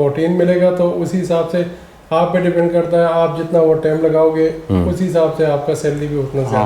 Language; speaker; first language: Hindi; non-native, local second language; Pashto